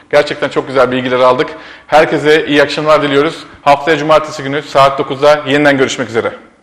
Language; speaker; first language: Turkish; native; Turkish